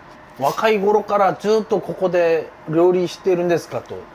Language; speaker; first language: Japanese; non-native, learner; Korean